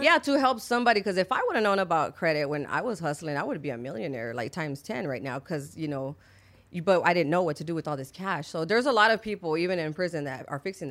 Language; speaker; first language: English; early bilingual, other home language; Spanish